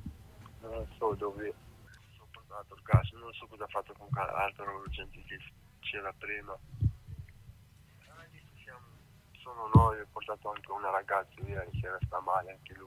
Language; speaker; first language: Italian; non-native, learner; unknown